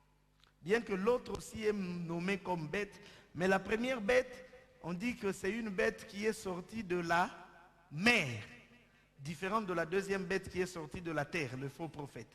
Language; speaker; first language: French; non-native, local second language; Lingala